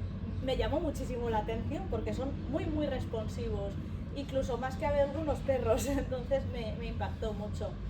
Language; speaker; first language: Spanish; native; Spanish